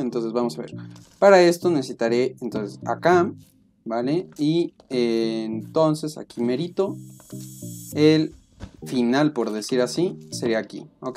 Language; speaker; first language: Spanish; native; Spanish